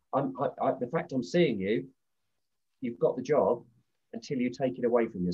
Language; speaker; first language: English; native; English